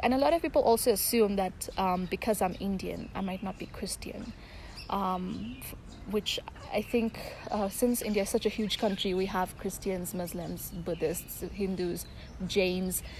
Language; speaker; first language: English; non-native, local second language; Tamil